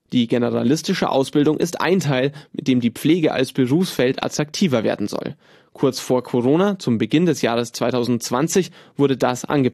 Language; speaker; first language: German; native; German